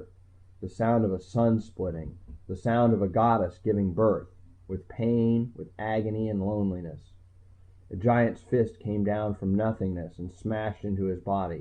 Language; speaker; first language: English; native; English